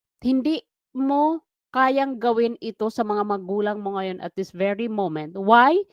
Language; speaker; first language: Filipino; non-native, local second language; Waray